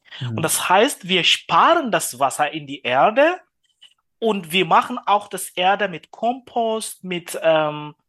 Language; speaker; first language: German; non-native, learner; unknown